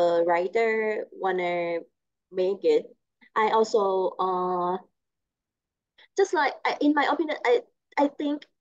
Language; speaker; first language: English; non-native, learner; Thai